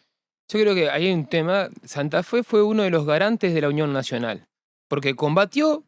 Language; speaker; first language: Spanish; native; Spanish